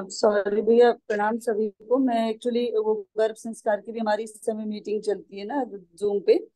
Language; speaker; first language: Hindi; native; Hindi